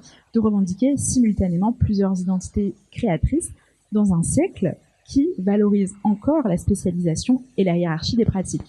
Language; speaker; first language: French; native; French